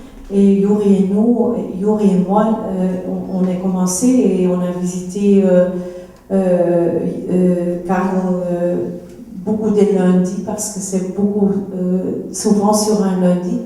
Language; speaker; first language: French; non-native, local second language; Dutch